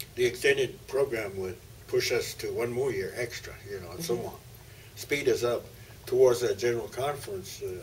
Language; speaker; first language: English; early bilingual, other home language; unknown